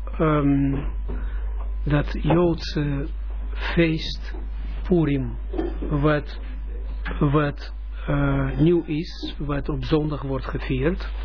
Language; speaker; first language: Dutch; non-native, fluent; Russian